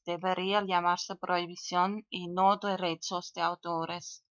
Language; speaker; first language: Spanish; non-native, fluent; German